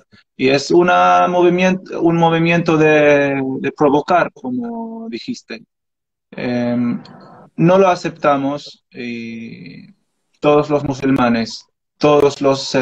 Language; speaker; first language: Spanish; non-native, learner; Arabic